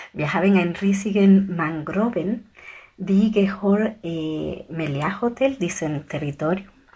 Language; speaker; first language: German; non-native, fluent; Spanish